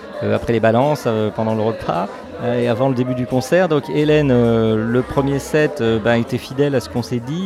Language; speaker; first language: French; native; French